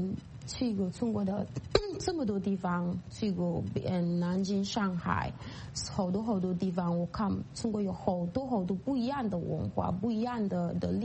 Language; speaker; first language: Chinese; non-native, fluent; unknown